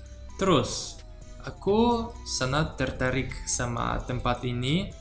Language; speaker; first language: Indonesian; non-native, learner; Russian